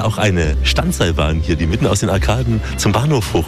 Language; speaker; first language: German; native; German